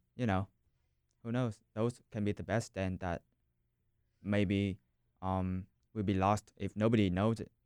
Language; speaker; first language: English; non-native, fluent; Vietnamese